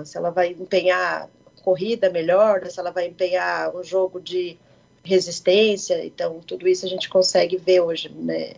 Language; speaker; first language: Portuguese; native; Portuguese